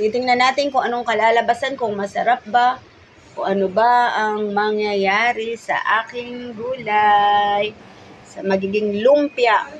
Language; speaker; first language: Filipino; non-native, local second language; Cebuano